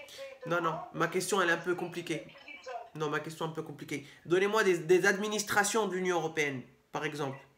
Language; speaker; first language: French; native; French